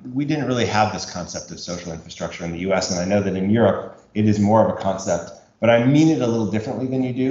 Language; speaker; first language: English; native; English